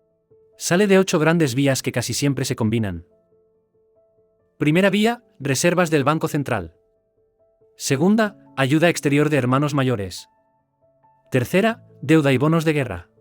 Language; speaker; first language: Spanish; native; Spanish